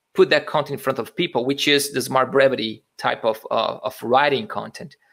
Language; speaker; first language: English; non-native, fluent; Portuguese